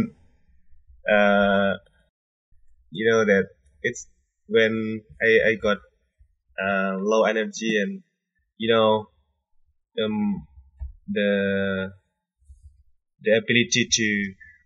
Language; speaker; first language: English; non-native, learner; Indonesian